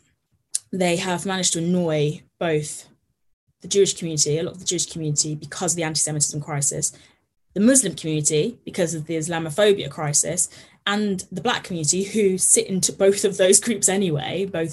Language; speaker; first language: English; native; English